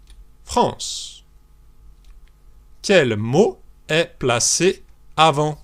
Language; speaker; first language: French; native; French